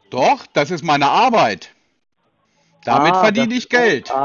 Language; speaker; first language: German; native; German